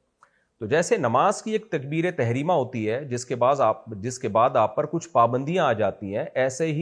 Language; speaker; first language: Urdu; native; Urdu